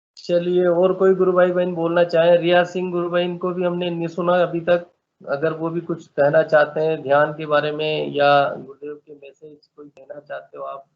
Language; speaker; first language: Hindi; native; Hindi